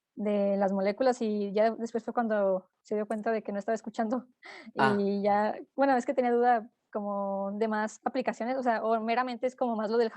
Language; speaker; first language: Spanish; native; Spanish